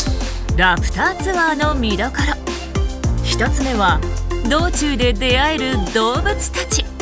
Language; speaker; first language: Japanese; native; Japanese